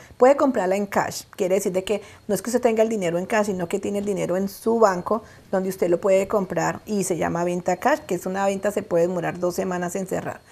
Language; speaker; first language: Spanish; native; Spanish